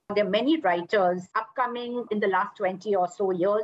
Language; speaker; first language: English; non-native, local second language; Gujarati